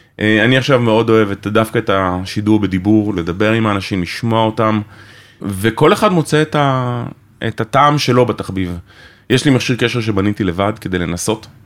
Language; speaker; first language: Hebrew; native; Hebrew